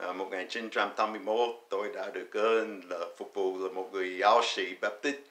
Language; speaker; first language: Vietnamese; non-native, fluent; English